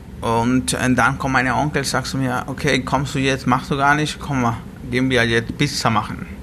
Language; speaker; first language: German; non-native, learner; Spanish